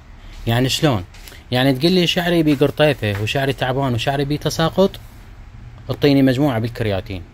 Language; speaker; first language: Arabic; native; Arabic